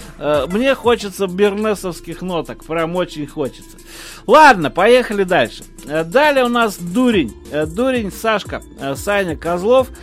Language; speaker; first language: Russian; native; Russian